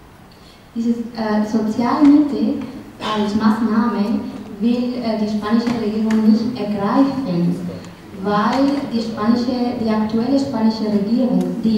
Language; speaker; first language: German; non-native, fluent; Spanish